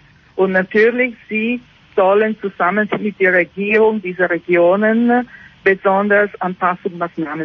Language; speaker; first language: German; non-native, learner; Italian